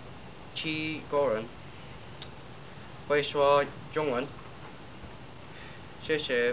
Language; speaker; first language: Chinese; non-native, learner; English